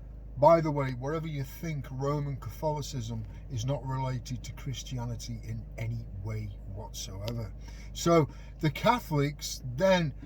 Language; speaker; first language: English; native; English